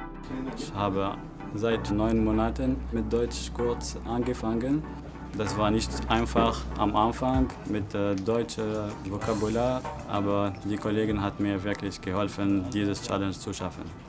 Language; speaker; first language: German; non-native, learner; Arabic